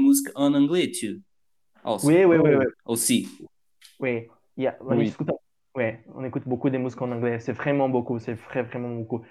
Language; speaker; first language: French; non-native, learner; Portuguese